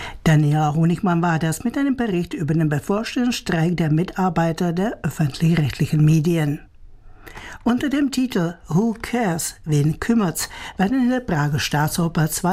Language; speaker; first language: German; native; German